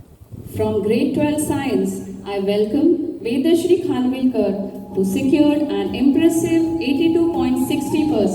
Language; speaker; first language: English; non-native, local second language; Marathi